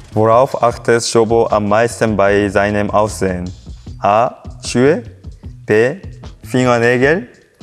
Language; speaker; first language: German; non-native, learner; Korean